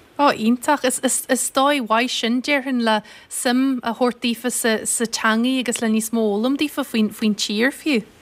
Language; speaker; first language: Irish; native; Irish